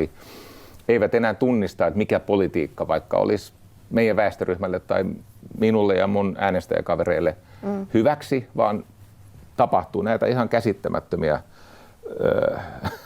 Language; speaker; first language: Finnish; native; Finnish